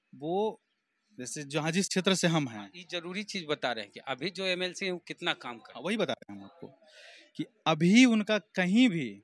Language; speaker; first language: Hindi; native; Hindi